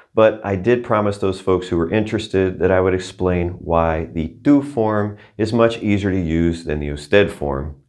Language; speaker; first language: English; native; English